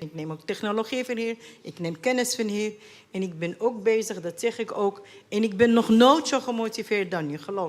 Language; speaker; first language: Dutch; non-native, fluent; Arabic